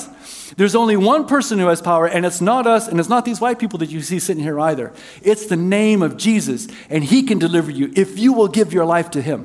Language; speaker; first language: English; native; English